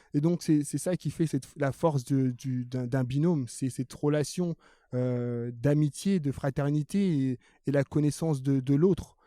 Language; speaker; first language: French; early bilingual, other home language; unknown